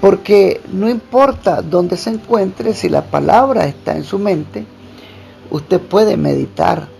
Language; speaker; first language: Spanish; native; Spanish